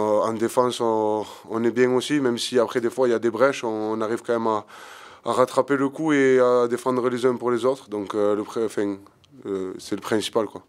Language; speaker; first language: French; native; French